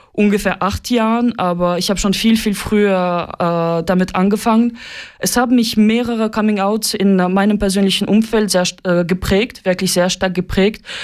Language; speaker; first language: German; non-native, learner; Russian